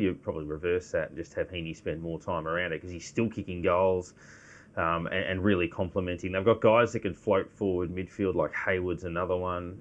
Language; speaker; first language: English; native; English